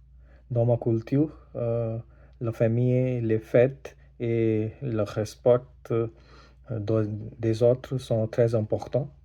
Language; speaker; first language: French; non-native, learner; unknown